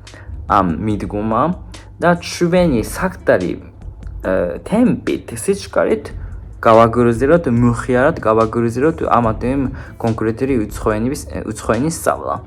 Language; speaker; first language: Georgian; non-native, fluent; Japanese